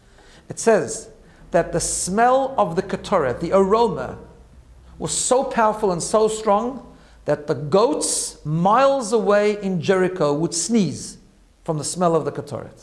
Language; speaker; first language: English; native; English